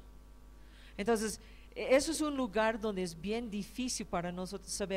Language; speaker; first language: Spanish; non-native, fluent; English